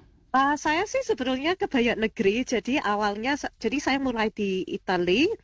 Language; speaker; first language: Indonesian; early bilingual, heritage; Indonesian